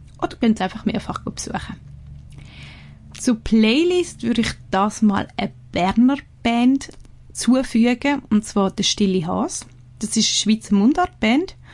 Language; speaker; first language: German; native; German